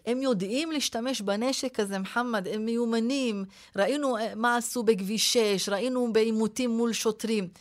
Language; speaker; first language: Hebrew; non-native, local second language; Arabic